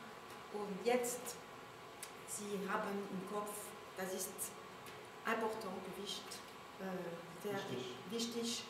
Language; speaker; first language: German; non-native, learner; French